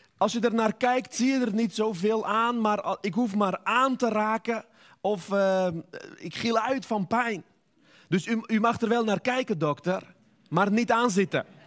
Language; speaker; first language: Dutch; non-native, fluent; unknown